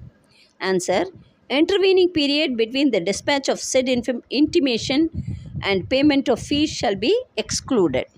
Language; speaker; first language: English; non-native, local second language; Tamil